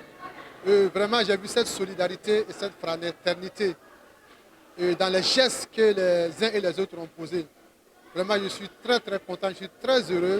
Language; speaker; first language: French; non-native, local second language; Dyula